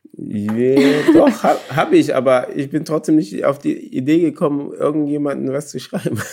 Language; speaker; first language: German; early bilingual, other home language; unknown